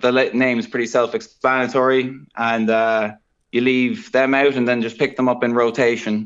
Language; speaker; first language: English; native; English